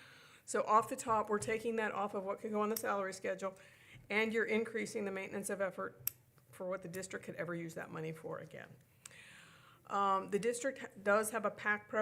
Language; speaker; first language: English; native; English